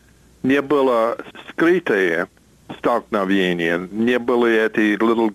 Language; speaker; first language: Russian; non-native, fluent; English